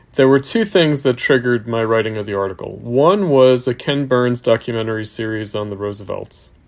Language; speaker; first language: English; native; English